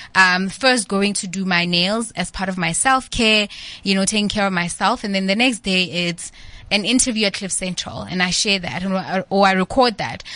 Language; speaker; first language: English; non-native, local second language; Southern Sotho